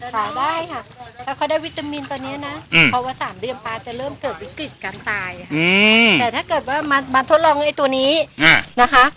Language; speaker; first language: Thai; native; Thai